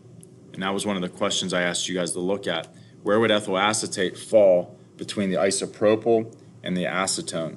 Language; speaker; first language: English; native; English